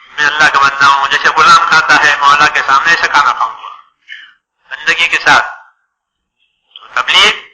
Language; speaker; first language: Urdu; non-native, local second language; Gujarati